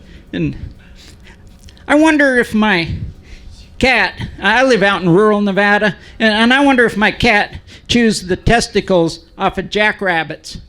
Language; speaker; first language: English; native; English